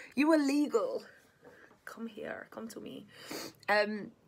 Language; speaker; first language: English; native; English